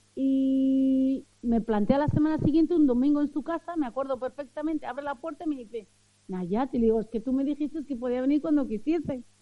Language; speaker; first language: Spanish; early bilingual, other home language; Arabic